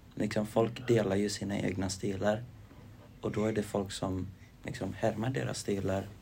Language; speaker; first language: Swedish; native; Swedish